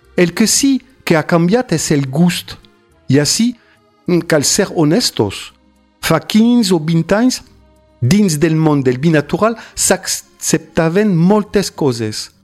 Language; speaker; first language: Catalan; non-native, fluent; French